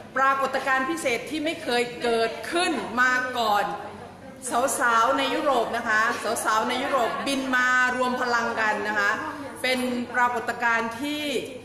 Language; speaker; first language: Thai; native; Thai